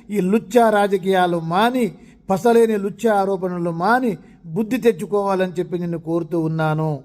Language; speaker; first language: Telugu; native; Telugu